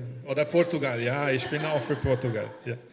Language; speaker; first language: German; non-native, fluent; Portuguese